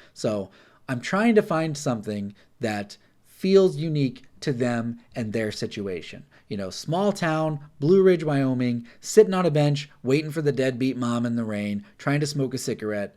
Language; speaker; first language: English; native; English